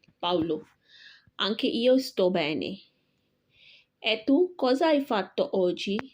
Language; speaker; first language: Italian; non-native, fluent; Urdu